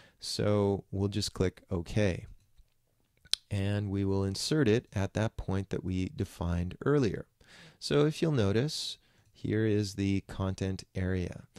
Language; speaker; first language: English; native; English